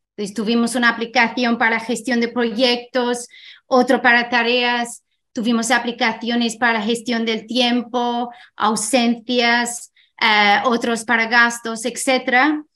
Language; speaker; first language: Spanish; non-native, fluent; English